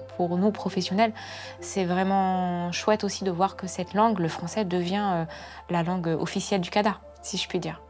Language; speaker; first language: French; native; French